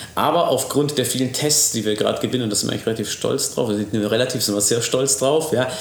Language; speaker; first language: German; native; German